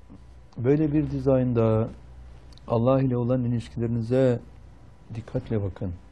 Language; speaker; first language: Turkish; native; Turkish